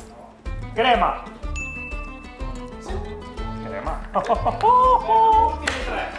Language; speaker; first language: Italian; non-native, fluent; Spanish